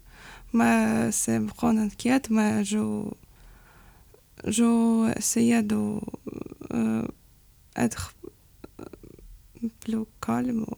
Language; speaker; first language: French; non-native, learner; Ukrainian